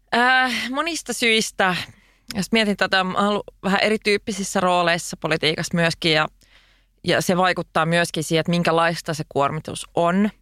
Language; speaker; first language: Finnish; non-native, local second language; Swedish